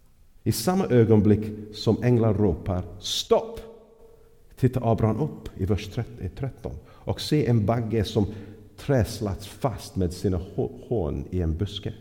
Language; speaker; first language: Swedish; non-native, fluent; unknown